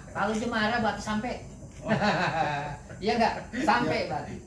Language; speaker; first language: Indonesian; native; Indonesian